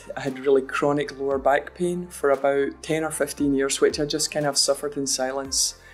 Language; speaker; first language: English; native; English